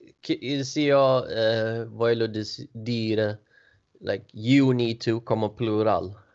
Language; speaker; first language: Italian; non-native, learner; Swedish